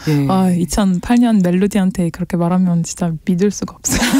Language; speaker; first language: Korean; non-native, learner; French